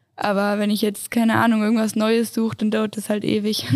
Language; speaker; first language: German; native; German